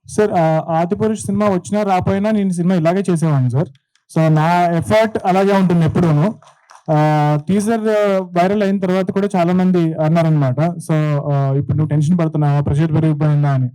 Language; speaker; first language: Telugu; native; Telugu